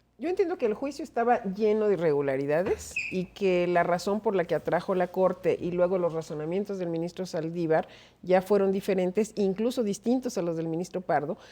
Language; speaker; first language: Spanish; native; Spanish